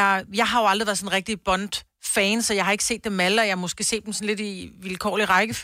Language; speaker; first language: Danish; native; Danish